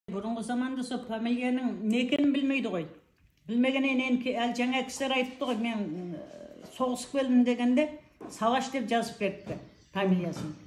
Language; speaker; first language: Kazakh; early bilingual, heritage; Kazakh